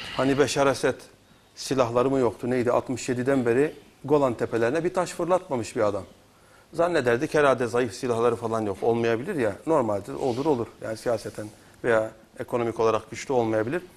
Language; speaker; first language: Turkish; native; Turkish